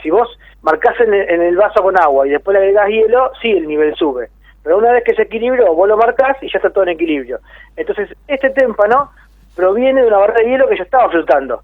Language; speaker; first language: Spanish; native; Spanish